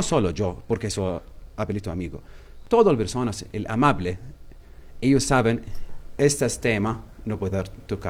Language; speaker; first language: Spanish; non-native, learner; Arabic